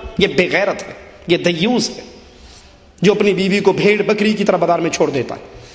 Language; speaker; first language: Urdu; non-native, local second language; Punjabi